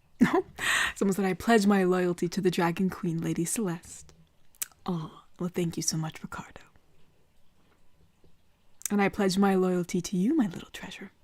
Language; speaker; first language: English; native; English